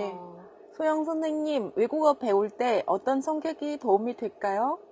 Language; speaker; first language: Korean; non-native, fluent; Vietnamese